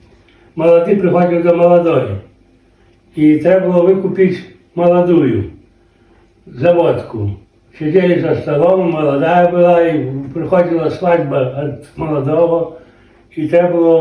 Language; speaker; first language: Polish; non-native, local second language; Belarusian